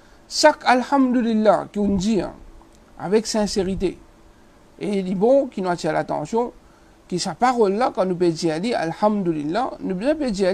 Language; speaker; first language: French; non-native, local second language; Morisyen